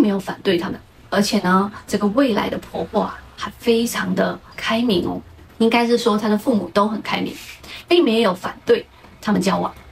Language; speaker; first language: Chinese; native; Chinese